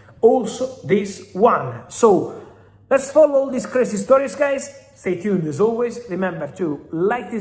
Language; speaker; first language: English; non-native, fluent; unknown